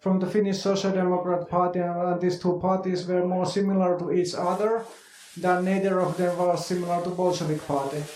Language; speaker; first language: English; non-native, fluent; Finnish